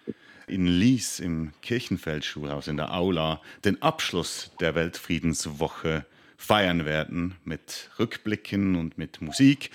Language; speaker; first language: German; native; German